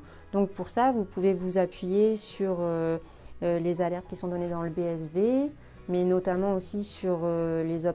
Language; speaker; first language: French; native; French